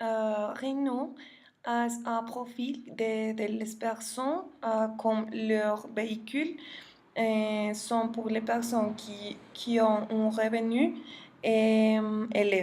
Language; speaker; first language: French; non-native, learner; Spanish